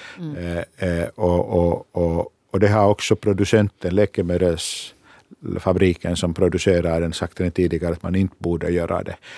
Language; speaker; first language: Swedish; non-native, local second language; Finnish